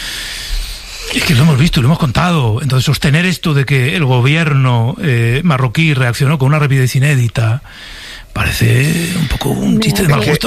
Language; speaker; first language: Spanish; native; Spanish